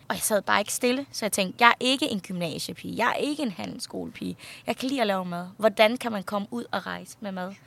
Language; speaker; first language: Danish; early bilingual, other home language; Thai